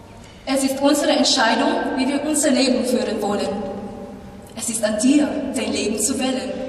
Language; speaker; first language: German; non-native, fluent; Filipino